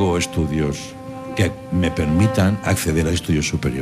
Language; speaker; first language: Spanish; native; Spanish